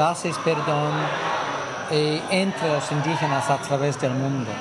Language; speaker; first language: Spanish; non-native, fluent; English